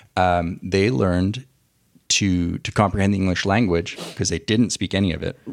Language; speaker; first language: English; native; English